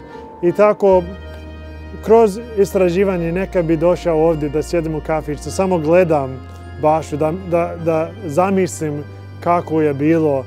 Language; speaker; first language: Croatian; non-native, learner; English